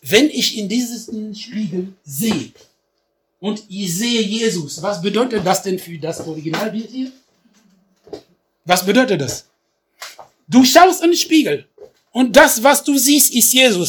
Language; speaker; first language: German; non-native, fluent; French